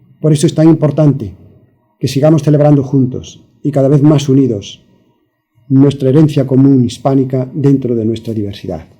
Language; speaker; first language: Spanish; native; Spanish